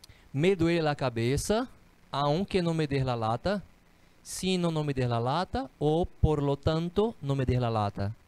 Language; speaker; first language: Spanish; non-native, fluent; Portuguese